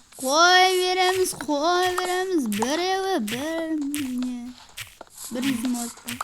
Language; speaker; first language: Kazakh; native; Kazakh